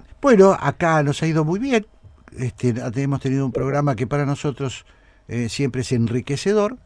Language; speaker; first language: Spanish; native; Spanish